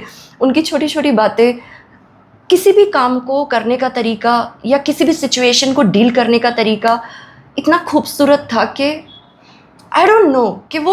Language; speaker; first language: Hindi; native; Hindi